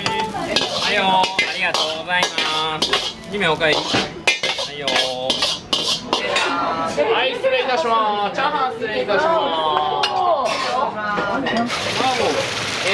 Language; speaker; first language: Japanese; native; Japanese